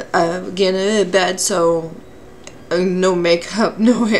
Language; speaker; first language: English; native; English